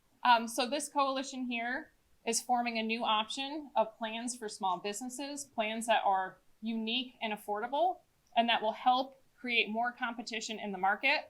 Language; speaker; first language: English; native; English